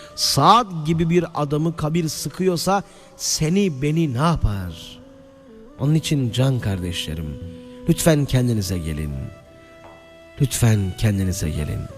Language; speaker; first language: Turkish; native; Turkish